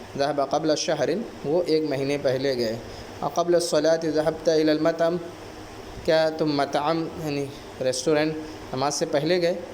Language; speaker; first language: Urdu; native; Urdu